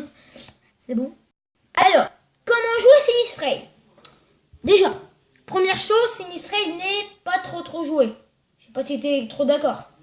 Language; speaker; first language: French; native; French